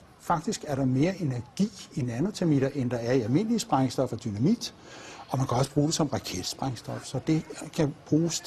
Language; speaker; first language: Danish; native; Danish